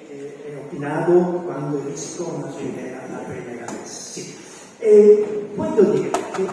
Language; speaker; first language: Spanish; non-native, learner; Italian